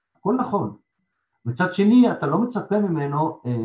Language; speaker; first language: Hebrew; early bilingual, other home language; Russian